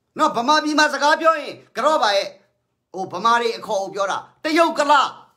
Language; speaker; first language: Burmese; native; Burmese